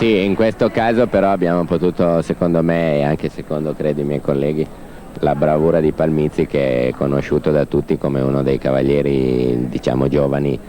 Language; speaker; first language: Italian; native; Italian